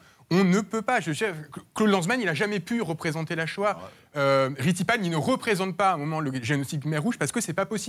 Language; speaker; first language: French; native; French